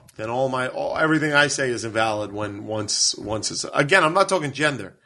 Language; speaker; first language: English; native; English